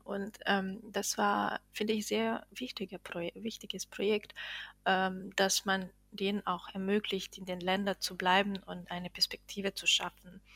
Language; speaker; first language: German; non-native, fluent; Bosnian